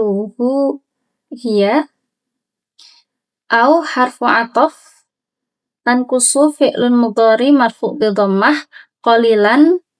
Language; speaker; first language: Arabic; non-native, learner; Indonesian